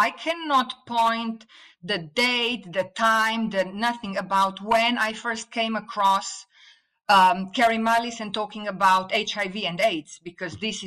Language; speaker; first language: English; non-native, fluent; Slovenian